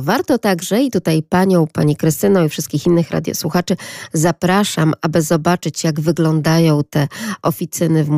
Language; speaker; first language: Polish; native; Polish